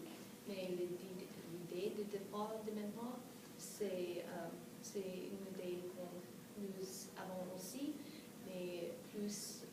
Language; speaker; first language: French; non-native, fluent; English